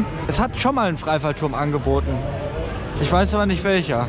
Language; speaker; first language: German; native; German